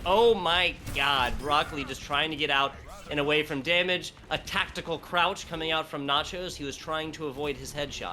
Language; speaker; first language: English; native; English